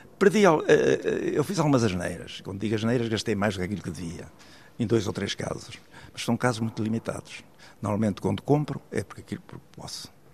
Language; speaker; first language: Portuguese; native; Portuguese